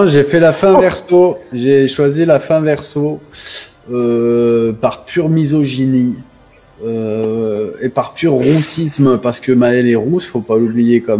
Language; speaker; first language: French; native; French